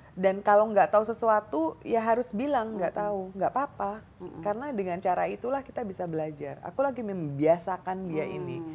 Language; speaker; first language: Indonesian; native; Indonesian